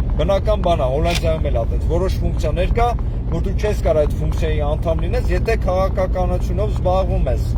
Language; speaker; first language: Armenian; native; Armenian